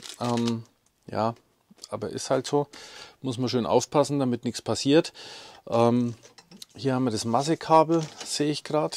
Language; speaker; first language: German; native; German